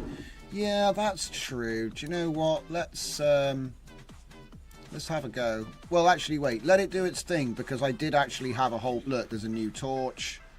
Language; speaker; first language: English; native; English